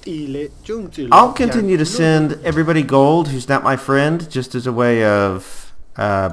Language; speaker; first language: English; native; English